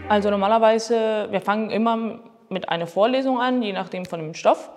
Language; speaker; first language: German; non-native, fluent; Spanish